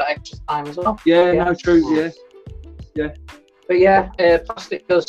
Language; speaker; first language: English; native; English